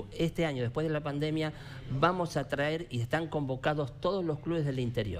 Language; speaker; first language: Spanish; native; Spanish